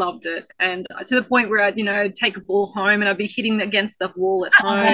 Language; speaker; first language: English; native; English